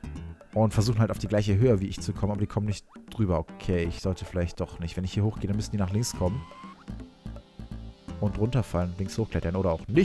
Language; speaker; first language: German; native; German